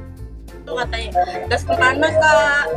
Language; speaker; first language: Indonesian; native; Indonesian